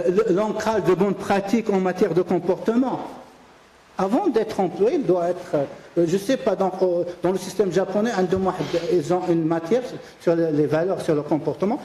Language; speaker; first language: French; non-native, local second language; Arabic